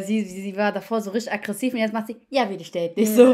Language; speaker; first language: German; early bilingual, other home language; Albanian